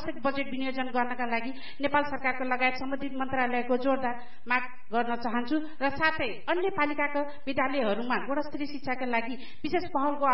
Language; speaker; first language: Nepali; native; Nepali